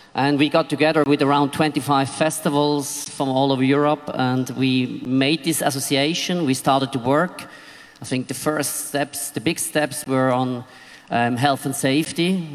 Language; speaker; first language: English; non-native, fluent; Swiss German